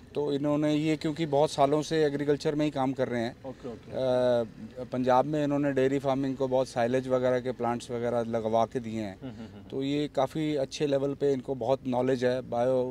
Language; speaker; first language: Hindi; native; Hindi